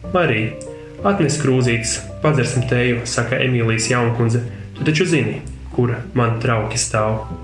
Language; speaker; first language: Latvian; non-native, local second language; Russian